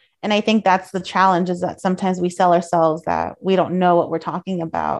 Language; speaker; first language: English; early bilingual, other home language; Spanish